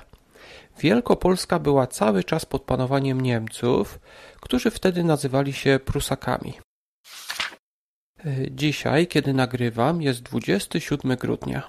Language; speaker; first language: Polish; native; Polish